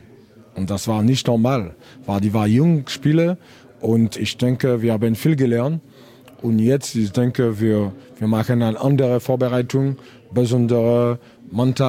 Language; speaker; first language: German; non-native, learner; French